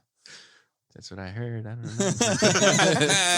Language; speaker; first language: English; native; English